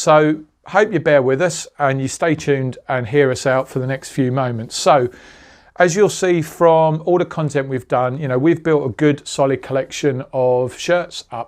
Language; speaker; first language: English; native; English